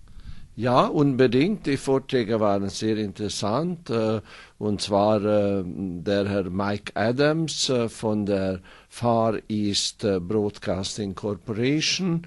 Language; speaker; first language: German; non-native, fluent; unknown